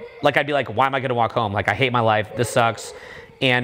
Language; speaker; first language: English; native; English